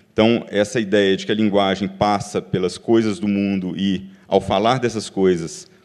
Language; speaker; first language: Portuguese; native; Portuguese